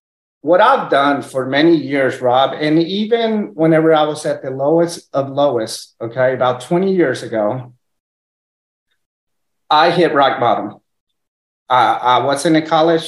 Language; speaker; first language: English; early bilingual, other home language; Spanish